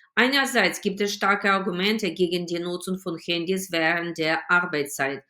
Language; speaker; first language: German; non-native, fluent; Ukrainian